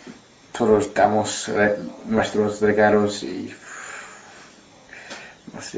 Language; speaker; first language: Spanish; non-native, learner; English